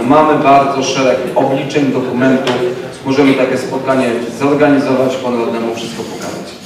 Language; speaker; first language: Polish; native; Polish